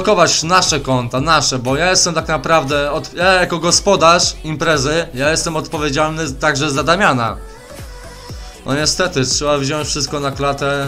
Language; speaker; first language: Polish; native; Polish